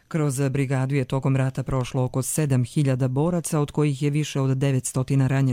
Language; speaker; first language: Croatian; native; Croatian